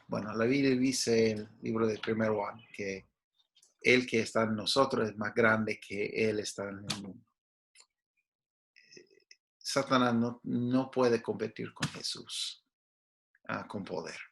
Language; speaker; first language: Spanish; non-native, fluent; English